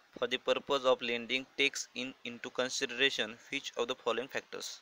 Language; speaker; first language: English; non-native, local second language; Marathi